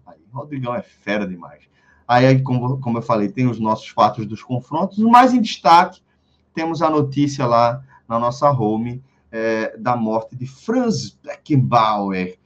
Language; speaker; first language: Portuguese; native; Portuguese